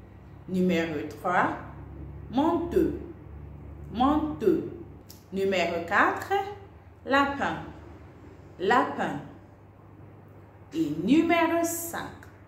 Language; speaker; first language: French; non-native, fluent; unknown